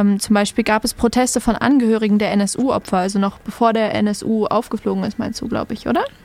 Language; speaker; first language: German; native; German